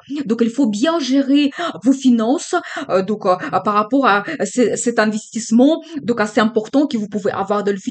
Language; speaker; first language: French; non-native, fluent; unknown